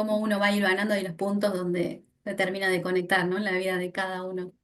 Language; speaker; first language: Spanish; native; Spanish